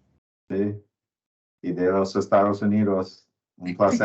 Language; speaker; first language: Spanish; non-native, learner; English